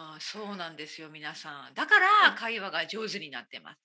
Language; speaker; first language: Japanese; native; Japanese